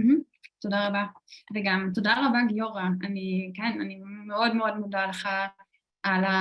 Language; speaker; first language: Hebrew; non-native, fluent; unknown